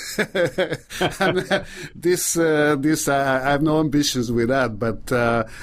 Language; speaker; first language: English; non-native, fluent; Bulgarian